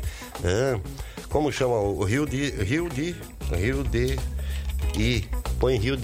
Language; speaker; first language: Portuguese; native; Portuguese